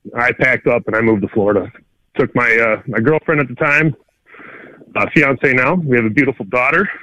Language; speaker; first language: English; native; English